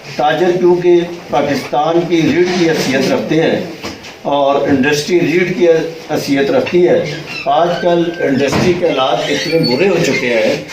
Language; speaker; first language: Urdu; non-native, local second language; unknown